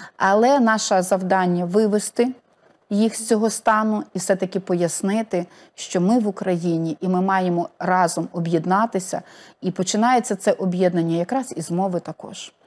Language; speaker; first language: Ukrainian; native; Ukrainian